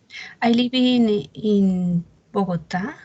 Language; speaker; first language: English; non-native, learner; Spanish